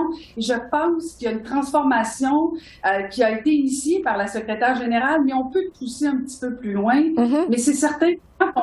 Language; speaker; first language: French; native; French